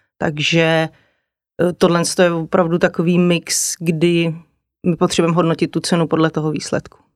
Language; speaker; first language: Czech; native; Czech